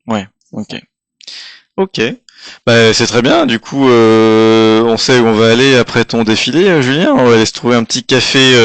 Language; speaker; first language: French; native; French